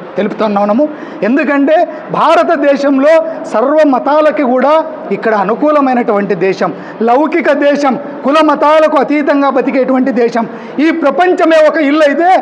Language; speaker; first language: Telugu; native; Telugu